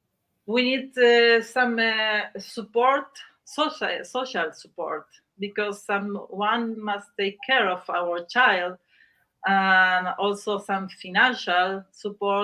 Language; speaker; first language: English; non-native, learner; Spanish